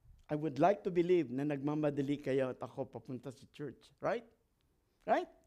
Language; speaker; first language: English; non-native, local second language; Filipino